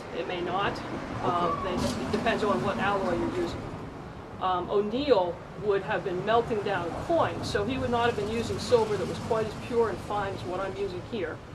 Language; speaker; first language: English; native; English